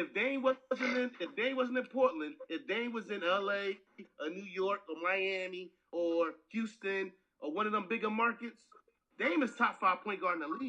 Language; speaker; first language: English; native; English